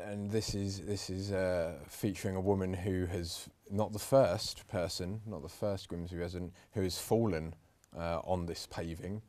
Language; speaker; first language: English; native; English